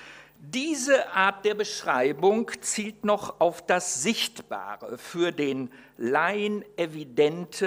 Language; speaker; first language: German; native; German